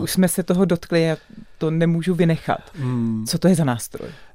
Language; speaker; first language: Czech; native; Czech